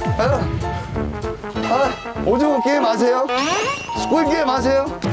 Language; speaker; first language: Korean; early bilingual, heritage; Korean